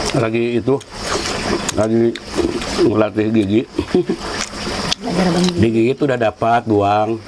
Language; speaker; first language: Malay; non-native, local second language; Sundanese